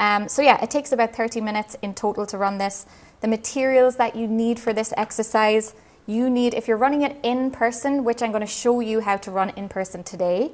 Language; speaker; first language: English; native; English